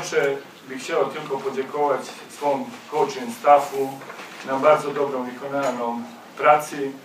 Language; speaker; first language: Polish; non-native, learner; Slovenian